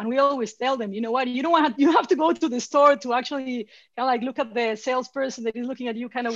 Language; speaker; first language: English; non-native, fluent; Spanish